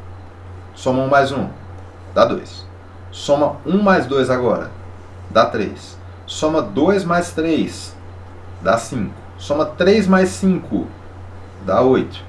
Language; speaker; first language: Portuguese; native; Portuguese